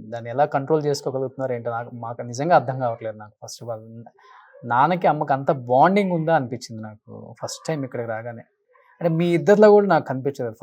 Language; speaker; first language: Telugu; native; Telugu